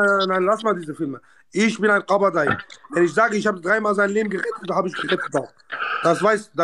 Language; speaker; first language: German; non-native, learner; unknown